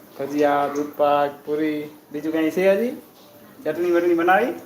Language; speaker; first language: Gujarati; non-native, local second language; Kachhi